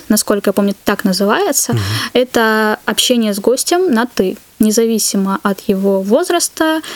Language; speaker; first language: Russian; native; Russian